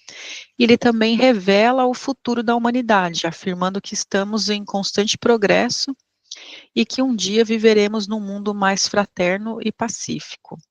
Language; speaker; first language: Portuguese; native; Portuguese